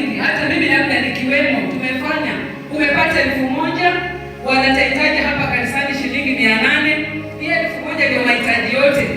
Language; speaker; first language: Swahili; non-native, local second language; Luyia